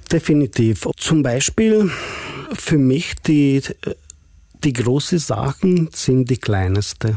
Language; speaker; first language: German; non-native, fluent; Hungarian